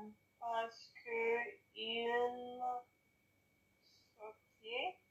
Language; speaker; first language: French; non-native, learner; English